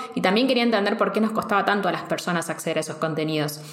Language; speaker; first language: Spanish; native; Spanish